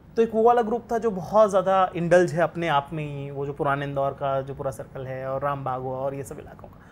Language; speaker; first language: Hindi; native; Hindi